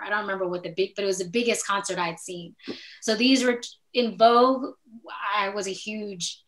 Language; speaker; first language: English; native; English